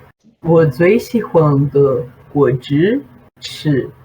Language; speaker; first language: Chinese; non-native, fluent; Portuguese